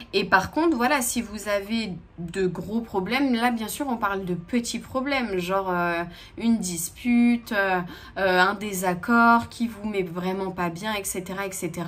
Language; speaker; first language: French; native; French